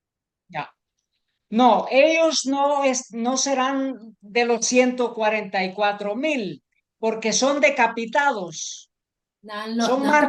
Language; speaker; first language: Spanish; native; Spanish